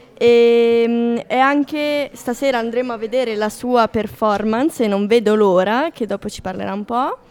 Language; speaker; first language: Italian; native; Italian